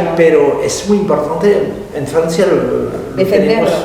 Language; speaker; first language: Spanish; non-native, fluent; French